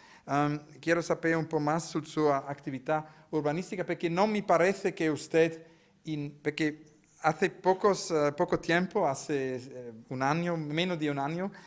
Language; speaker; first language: Spanish; non-native, learner; Italian